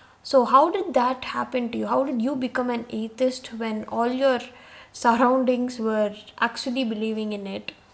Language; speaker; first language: English; non-native, local second language; Tamil